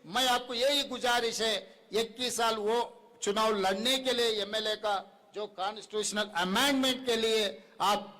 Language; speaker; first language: Hindi; non-native, local second language; Telugu